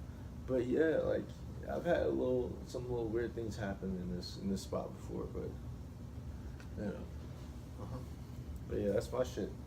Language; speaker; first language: English; native; English